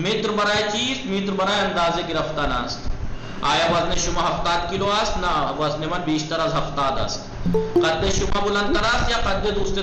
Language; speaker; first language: Persian; non-native, fluent; Urdu